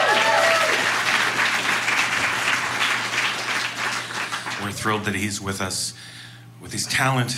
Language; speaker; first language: English; native; English